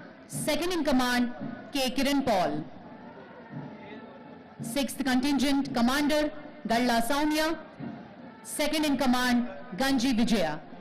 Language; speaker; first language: English; non-native, local second language; Telugu